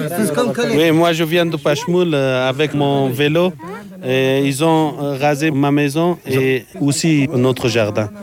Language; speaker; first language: French; non-native, fluent; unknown